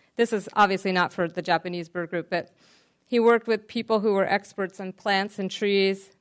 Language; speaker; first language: English; native; English